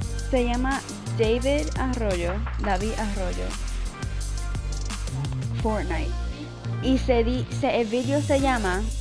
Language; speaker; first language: Spanish; early bilingual, other home language; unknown